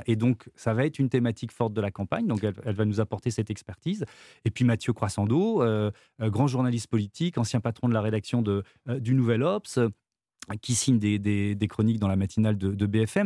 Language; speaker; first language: French; native; French